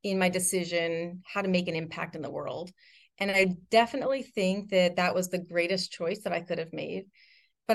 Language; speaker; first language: English; native; English